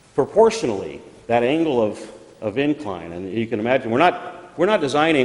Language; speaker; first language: English; native; English